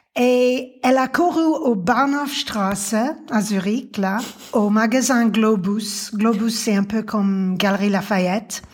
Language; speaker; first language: French; non-native, fluent; English